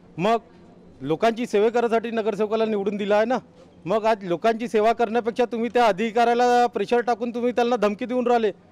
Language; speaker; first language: Marathi; native; Marathi